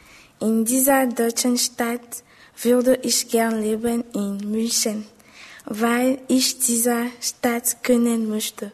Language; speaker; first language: German; non-native, learner; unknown